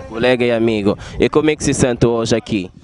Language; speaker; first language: Portuguese; native; Portuguese